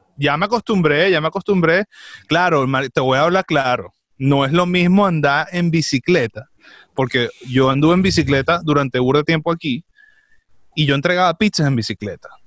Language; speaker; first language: Spanish; native; Spanish